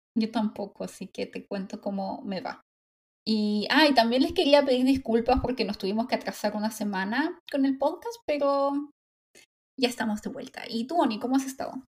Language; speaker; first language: Spanish; native; Spanish